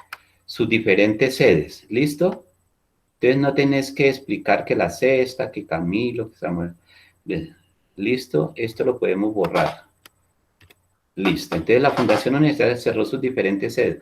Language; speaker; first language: Spanish; native; Spanish